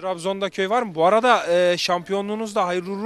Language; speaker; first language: Turkish; native; Turkish